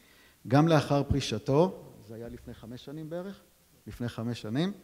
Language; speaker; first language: Hebrew; native; Hebrew